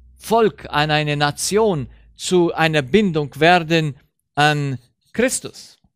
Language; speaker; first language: German; early bilingual, heritage; Romanian